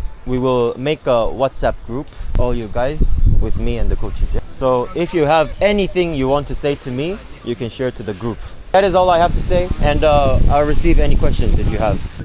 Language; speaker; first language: English; non-native, fluent; Korean